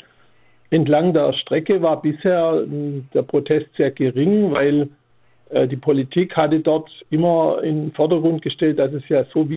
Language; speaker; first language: German; native; German